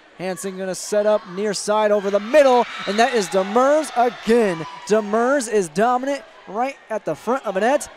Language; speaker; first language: English; native; English